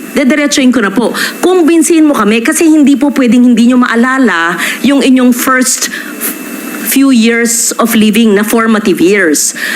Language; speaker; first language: Filipino; native; Filipino